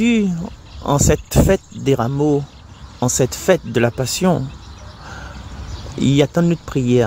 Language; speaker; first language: French; non-native, local second language; Réunion Creole French